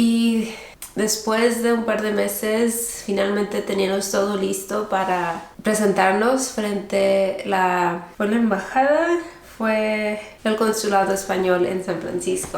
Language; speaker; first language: Spanish; early bilingual, heritage; Spanish